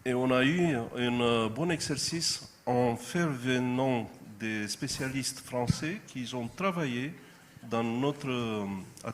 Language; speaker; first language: French; non-native, fluent; Romanian